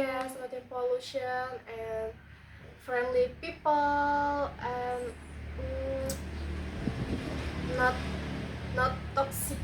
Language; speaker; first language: English; non-native, learner; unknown